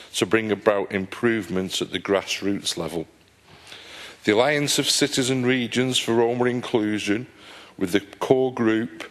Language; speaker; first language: English; native; English